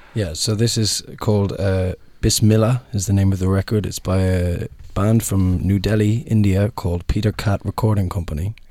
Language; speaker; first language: English; native; English